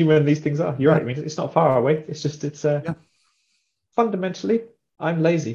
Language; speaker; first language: English; native; English